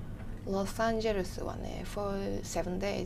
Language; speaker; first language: English; non-native, learner; Japanese